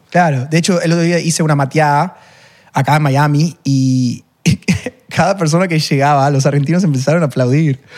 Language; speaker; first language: Spanish; non-native, fluent; English